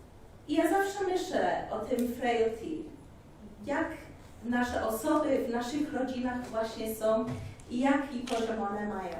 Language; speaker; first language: Polish; early bilingual, heritage; Polish